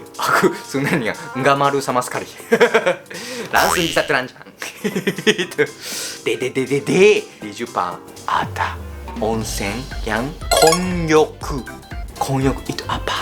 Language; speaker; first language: Indonesian; non-native, learner; Japanese